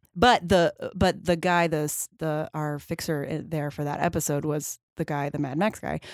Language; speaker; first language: English; native; English